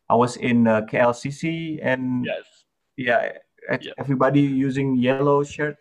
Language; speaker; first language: English; non-native, fluent; Indonesian